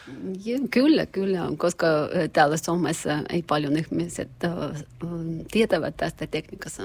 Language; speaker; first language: Finnish; non-native, learner; Russian